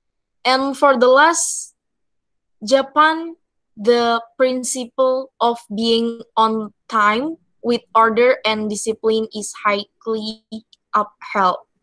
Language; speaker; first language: English; non-native, learner; Indonesian